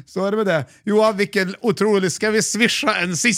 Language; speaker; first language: Swedish; native; Swedish